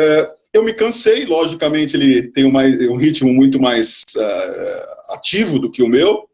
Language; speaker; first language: Portuguese; native; Portuguese